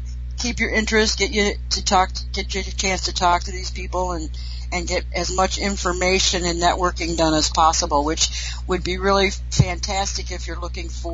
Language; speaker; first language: English; native; English